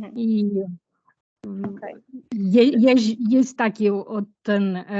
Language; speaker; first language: Polish; non-native, learner; Ukrainian